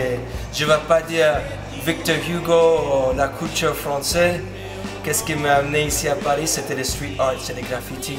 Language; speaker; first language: French; non-native, fluent; English